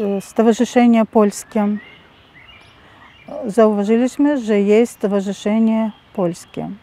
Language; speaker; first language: Polish; non-native, learner; Russian